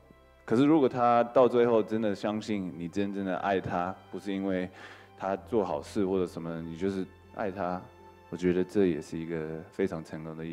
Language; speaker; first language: Chinese; early bilingual, heritage; English